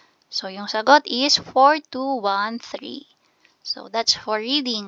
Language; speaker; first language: English; non-native, local second language; Filipino